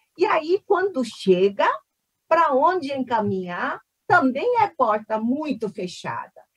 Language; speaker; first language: Portuguese; early bilingual, other home language; Korean